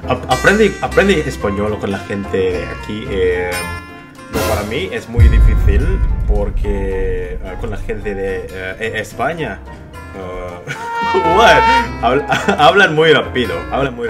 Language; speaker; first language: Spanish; non-native, learner; Indonesian